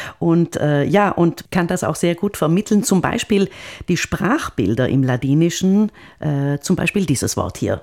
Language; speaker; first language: German; native; German